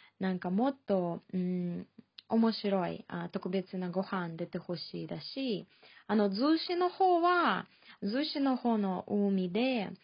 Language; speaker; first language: Japanese; non-native, fluent; Chinese